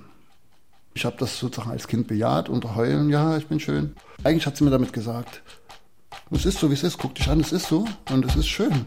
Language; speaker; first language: German; native; German